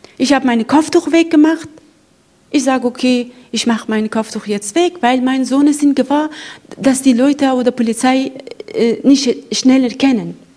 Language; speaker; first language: German; non-native, learner; Persian